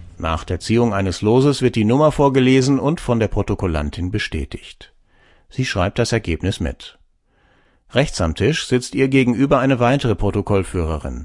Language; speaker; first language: German; native; German